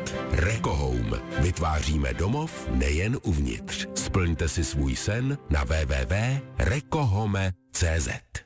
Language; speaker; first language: Czech; native; Czech